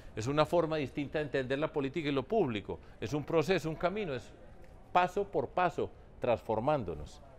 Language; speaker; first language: Spanish; native; Spanish